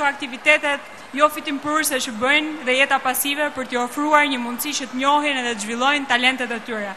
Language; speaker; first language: Albanian; native; Albanian